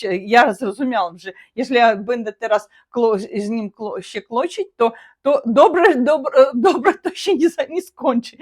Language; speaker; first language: Polish; non-native, learner; Russian